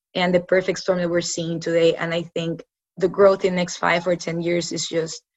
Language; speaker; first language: English; non-native, fluent; Spanish